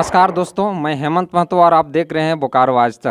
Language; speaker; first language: Hindi; native; Hindi